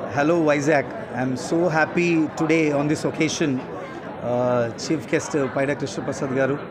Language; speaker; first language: English; non-native, local second language; Telugu